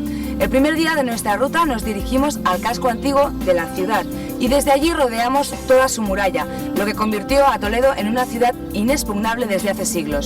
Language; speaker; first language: Spanish; native; Spanish